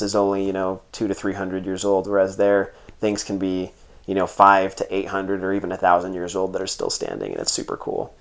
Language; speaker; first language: English; native; English